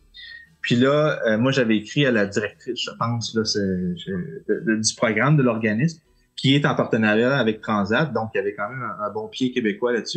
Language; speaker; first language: French; native; French